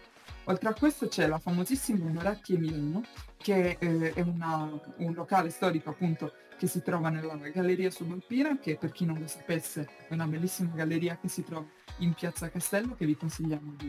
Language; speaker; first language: Italian; native; Italian